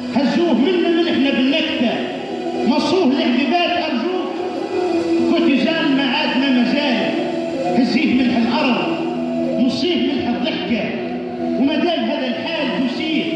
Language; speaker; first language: Arabic; native; Arabic